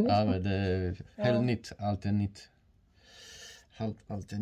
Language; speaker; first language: Swedish; non-native, learner; Romanian